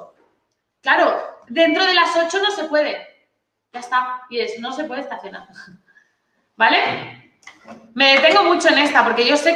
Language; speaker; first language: Spanish; native; Spanish